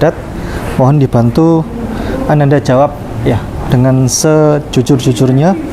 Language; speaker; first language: Indonesian; native; Indonesian